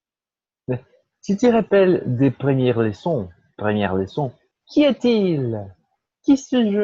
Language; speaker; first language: French; non-native, fluent; Portuguese